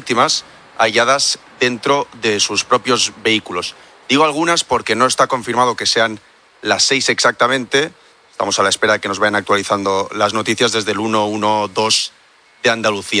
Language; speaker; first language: Spanish; native; Spanish